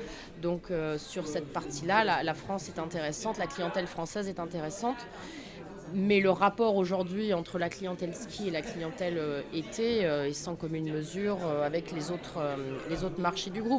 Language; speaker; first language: French; native; French